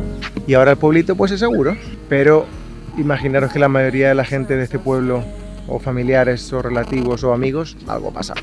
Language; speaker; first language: Spanish; native; Spanish